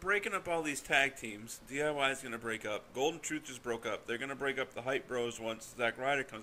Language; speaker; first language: English; native; English